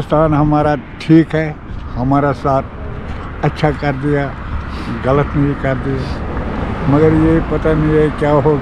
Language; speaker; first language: Hindi; non-native, local second language; Kashmiri